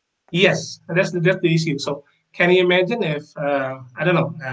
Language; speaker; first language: English; non-native, fluent; Indonesian